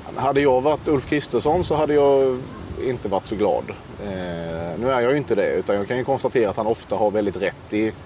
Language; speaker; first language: Swedish; native; Swedish